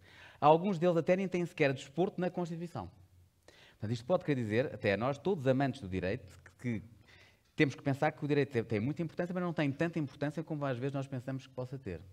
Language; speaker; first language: Portuguese; native; Portuguese